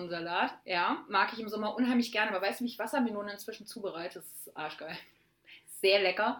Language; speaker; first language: German; native; German